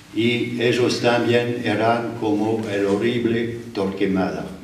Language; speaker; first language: Spanish; non-native, learner; French